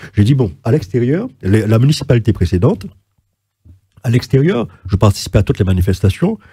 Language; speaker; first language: French; native; French